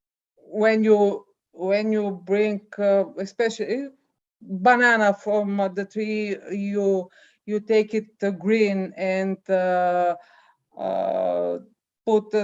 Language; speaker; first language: English; non-native, learner; Bulgarian